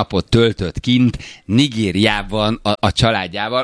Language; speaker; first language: Hungarian; native; Hungarian